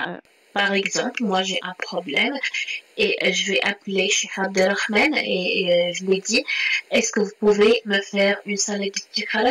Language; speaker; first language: French; non-native, local second language; Arabic